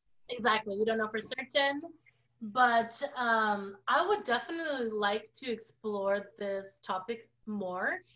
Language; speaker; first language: English; early bilingual, other home language; Portuguese